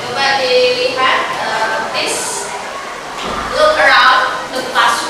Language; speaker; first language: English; non-native, learner; Indonesian